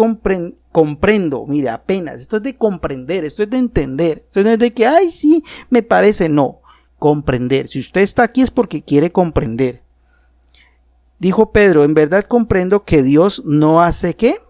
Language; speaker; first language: Spanish; native; Spanish